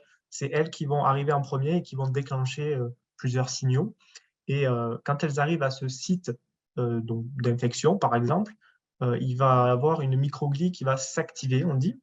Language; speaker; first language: French; native; French